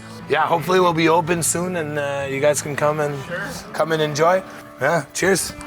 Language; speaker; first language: English; native; English